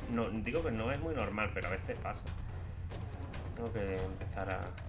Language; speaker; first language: Spanish; native; Spanish